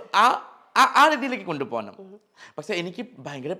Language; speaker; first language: Malayalam; non-native, fluent; Assamese